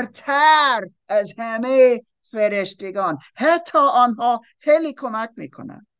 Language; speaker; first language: Persian; non-native, learner; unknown